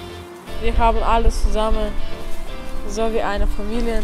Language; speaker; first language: German; non-native, learner; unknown